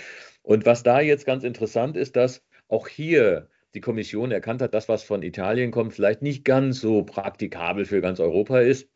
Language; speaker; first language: German; native; German